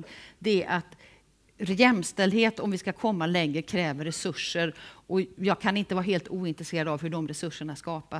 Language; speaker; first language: Swedish; native; Swedish